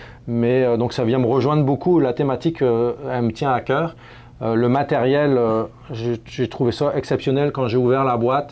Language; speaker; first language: French; native; French